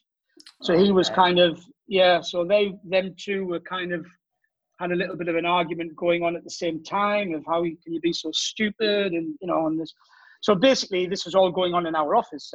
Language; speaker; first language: English; native; English